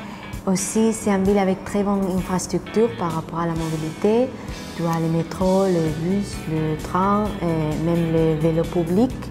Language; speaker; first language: French; non-native, fluent; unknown